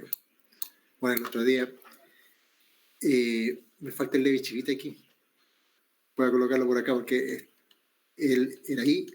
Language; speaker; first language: Spanish; native; Spanish